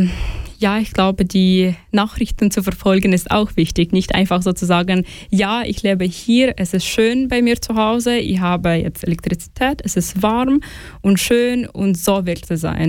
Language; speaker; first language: German; non-native, fluent; Ukrainian